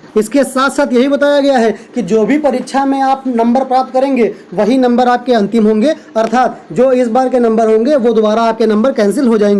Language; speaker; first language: Hindi; native; Hindi